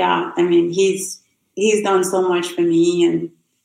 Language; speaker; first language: English; non-native, fluent; Rundi